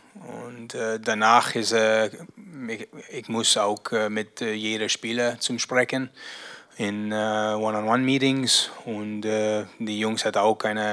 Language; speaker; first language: German; non-native, learner; English